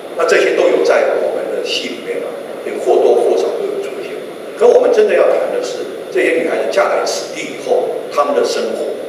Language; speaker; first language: Chinese; native; Chinese